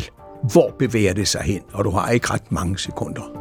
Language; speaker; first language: Danish; native; Danish